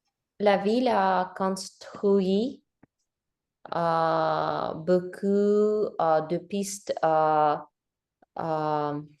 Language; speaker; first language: French; non-native, learner; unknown